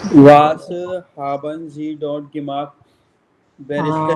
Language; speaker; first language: German; non-native, fluent; Hindi